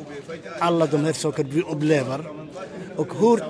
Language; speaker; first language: Swedish; non-native, learner; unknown